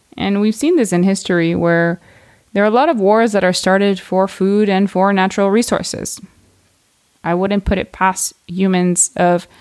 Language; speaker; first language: English; native; English